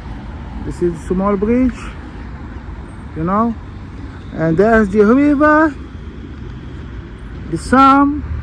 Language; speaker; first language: English; non-native, learner; Portuguese